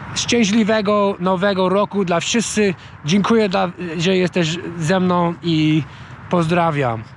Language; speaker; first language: Polish; non-native, learner; English